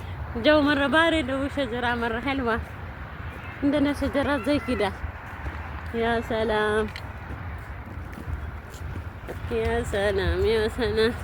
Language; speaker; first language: Arabic; non-native, learner; Amharic